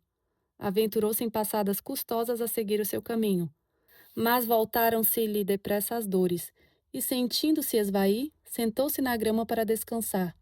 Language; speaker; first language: Portuguese; native; Portuguese